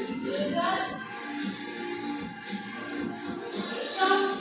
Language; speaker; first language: French; native; French